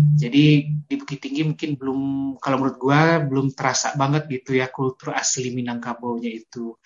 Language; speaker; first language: Indonesian; non-native, local second language; Minangkabau